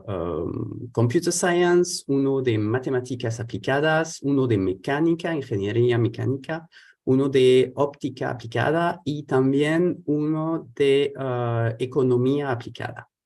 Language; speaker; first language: Spanish; non-native, fluent; French